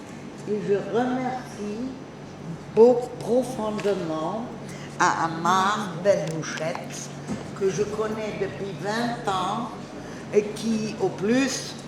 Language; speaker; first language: French; non-native, learner; German